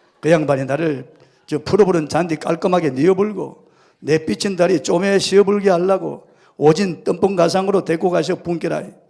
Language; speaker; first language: Korean; native; Korean